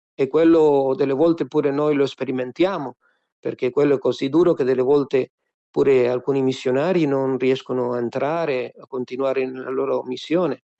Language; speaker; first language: Italian; non-native, fluent; Spanish